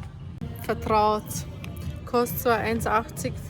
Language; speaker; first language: German; early bilingual, other home language; Bosnian